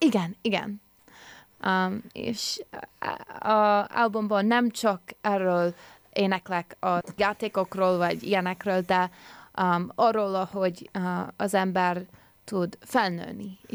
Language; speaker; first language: Hungarian; non-native, learner; English